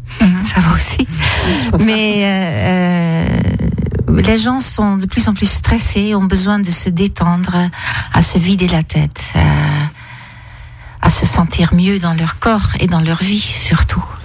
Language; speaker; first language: French; non-native, fluent; Dutch